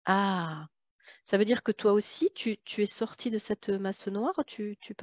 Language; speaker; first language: French; native; French